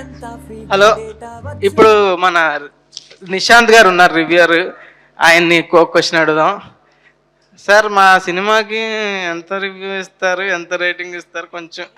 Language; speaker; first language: Telugu; native; Telugu